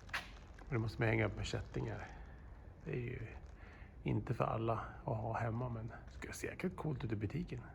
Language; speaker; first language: Swedish; native; Swedish